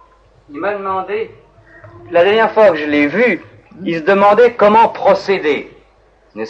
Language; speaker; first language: French; native; French